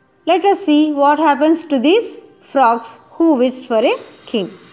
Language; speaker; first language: English; non-native, local second language; Telugu